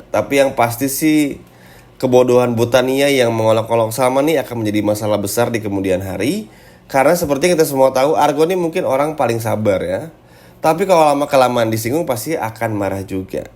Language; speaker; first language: Indonesian; native; Indonesian